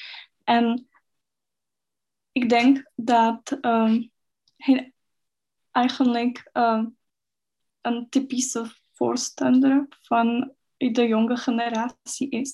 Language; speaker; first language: Dutch; non-native, fluent; Czech